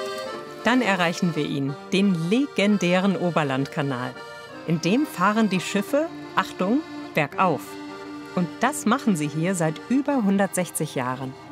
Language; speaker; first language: German; native; German